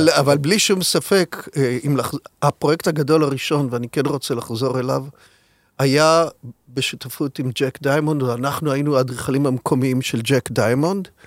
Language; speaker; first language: Hebrew; native; Hebrew